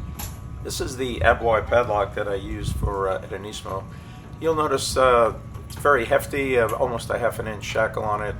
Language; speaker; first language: English; native; English